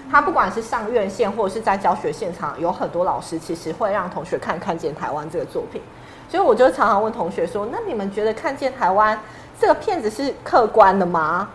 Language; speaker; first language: Chinese; native; Chinese